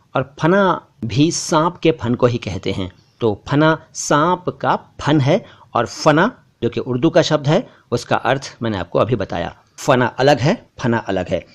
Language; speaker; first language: Hindi; native; Hindi